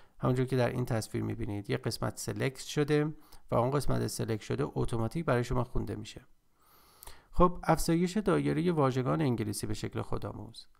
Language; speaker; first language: Persian; native; Persian